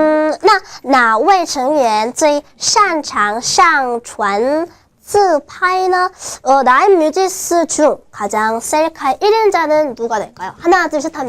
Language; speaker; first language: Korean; non-native, fluent; Chinese